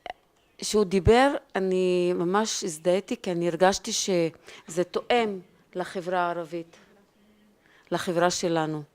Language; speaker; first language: Hebrew; non-native, local second language; Arabic